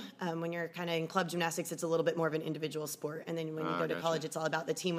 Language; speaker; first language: English; native; English